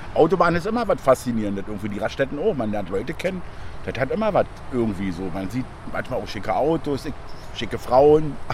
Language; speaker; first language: German; native; German